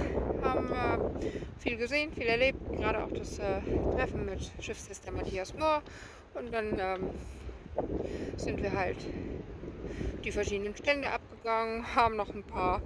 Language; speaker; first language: German; native; German